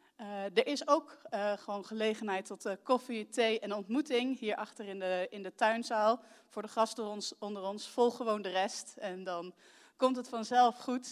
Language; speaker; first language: Dutch; native; Dutch